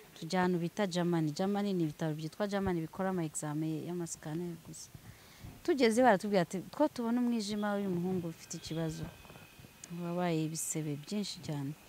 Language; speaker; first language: Kinyarwanda; early bilingual, heritage; Swahili